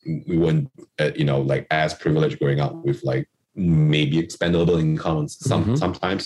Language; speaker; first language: English; non-native, local second language; Chinese